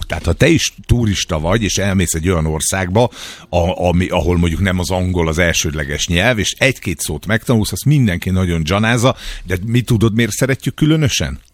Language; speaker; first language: Hungarian; native; Hungarian